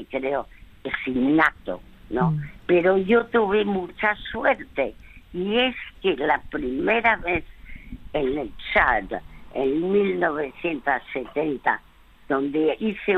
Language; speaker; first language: Spanish; early bilingual, other home language; French